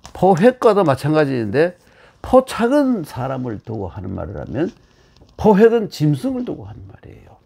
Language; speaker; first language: Korean; native; Korean